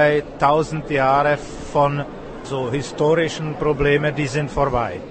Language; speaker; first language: German; non-native, fluent; Czech